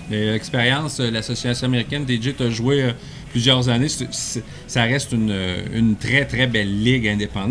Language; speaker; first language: French; native; French